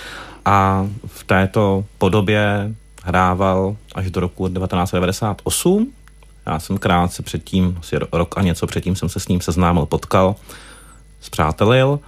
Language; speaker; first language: Czech; native; Czech